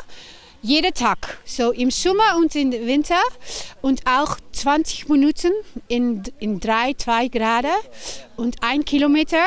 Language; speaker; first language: German; non-native, learner; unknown